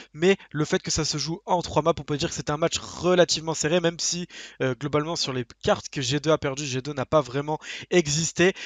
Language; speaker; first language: French; native; French